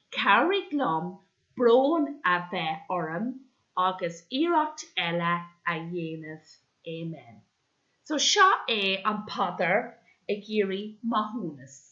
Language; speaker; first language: Irish; non-native, local second language; English